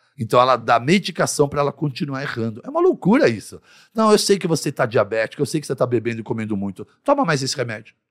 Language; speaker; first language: Portuguese; early bilingual, other home language; Arabic